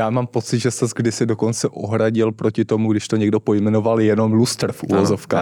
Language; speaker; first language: Czech; native; Czech